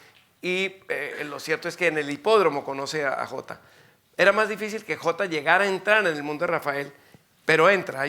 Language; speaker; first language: Spanish; native; Spanish